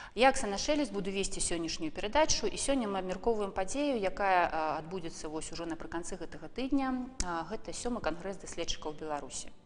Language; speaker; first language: Belarusian; native; Belarusian